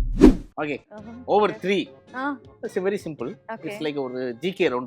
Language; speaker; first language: Tamil; native; Tamil